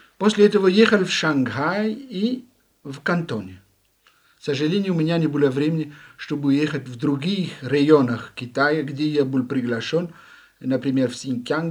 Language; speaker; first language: Russian; non-native, learner; French